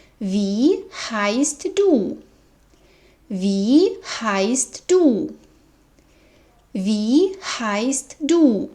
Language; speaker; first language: German; non-native, fluent; Ukrainian